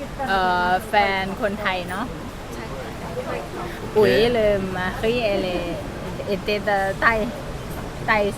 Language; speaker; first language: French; non-native, learner; Thai